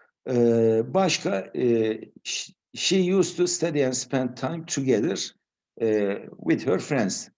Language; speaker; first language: English; non-native, fluent; Turkish